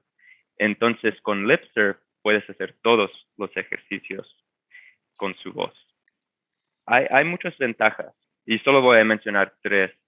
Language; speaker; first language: Spanish; non-native, fluent; English